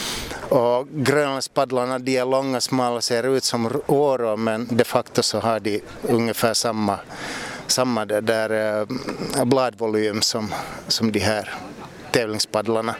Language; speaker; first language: Swedish; native; Swedish